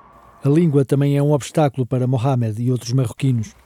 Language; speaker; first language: Portuguese; native; Portuguese